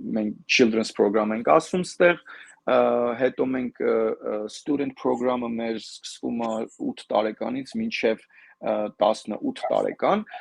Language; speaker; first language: Armenian; native; Armenian